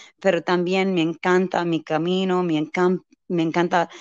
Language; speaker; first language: Spanish; non-native, learner; English